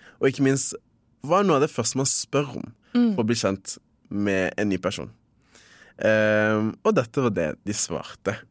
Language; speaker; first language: Norwegian; native; Norwegian